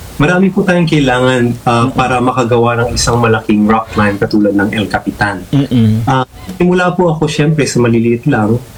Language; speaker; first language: Filipino; native; Filipino